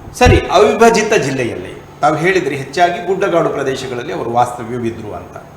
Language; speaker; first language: Kannada; native; Kannada